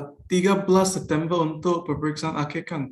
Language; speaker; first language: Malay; non-native, local second language; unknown